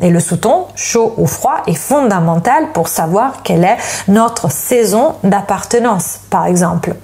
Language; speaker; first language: French; non-native, fluent; Italian